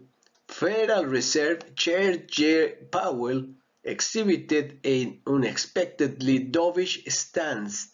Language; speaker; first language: English; non-native, fluent; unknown